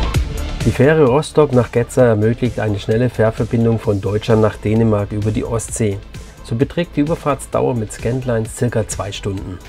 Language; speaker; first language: German; native; German